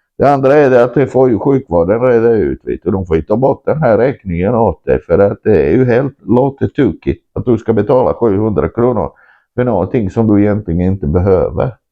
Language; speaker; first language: Swedish; non-native, fluent; Croatian